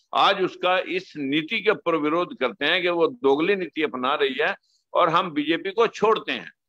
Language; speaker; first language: Hindi; native; Hindi